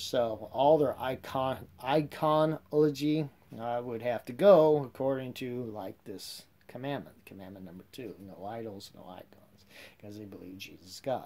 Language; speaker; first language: English; native; English